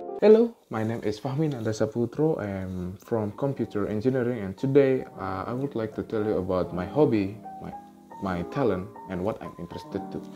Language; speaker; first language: English; non-native, learner; Indonesian